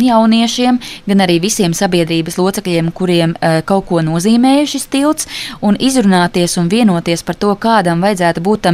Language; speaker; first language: Latvian; native; Latvian